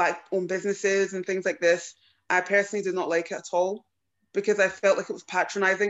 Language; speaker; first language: English; native; English